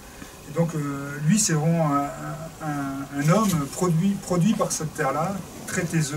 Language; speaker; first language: French; native; French